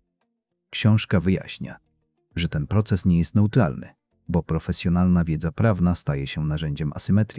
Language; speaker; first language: Polish; native; Polish